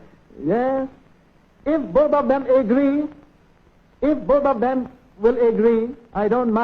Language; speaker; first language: English; non-native, local second language; Burmese